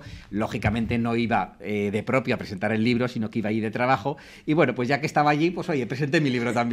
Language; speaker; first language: Spanish; native; Spanish